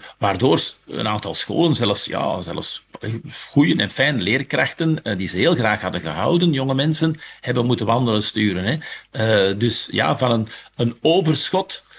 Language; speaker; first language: Dutch; native; Dutch